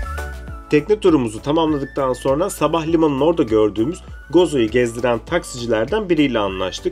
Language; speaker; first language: Turkish; native; Turkish